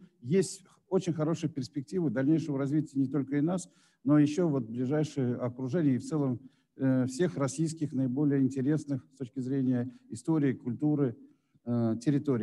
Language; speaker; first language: Russian; native; Russian